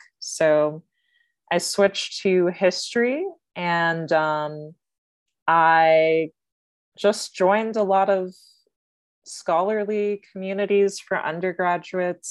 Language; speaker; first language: English; native; English